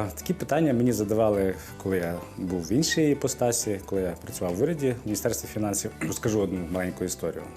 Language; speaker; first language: Ukrainian; native; Ukrainian